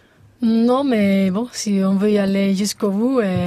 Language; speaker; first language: French; non-native, fluent; Spanish